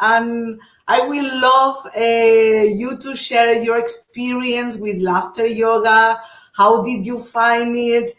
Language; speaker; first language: English; non-native, fluent; Portuguese